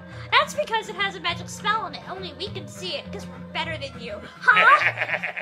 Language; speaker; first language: English; native; English